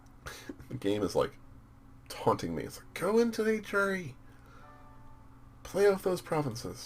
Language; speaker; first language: English; native; English